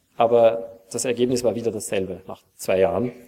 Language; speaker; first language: German; native; German